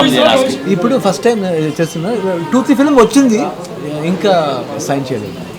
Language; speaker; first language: Telugu; non-native, learner; Kannada